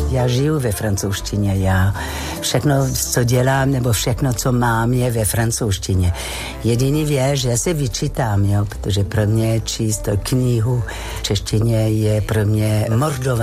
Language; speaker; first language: Czech; non-native, fluent; French